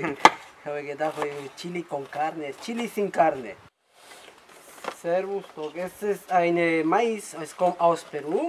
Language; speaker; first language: German; non-native, learner; Spanish